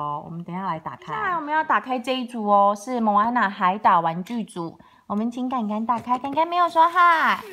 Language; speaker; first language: Chinese; native; Chinese